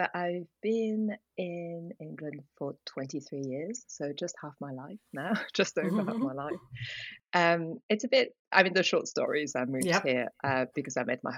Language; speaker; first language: English; non-native, fluent; French